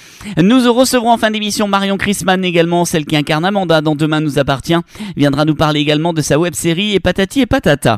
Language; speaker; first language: French; native; French